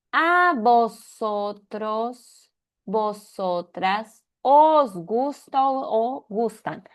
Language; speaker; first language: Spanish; non-native, fluent; Portuguese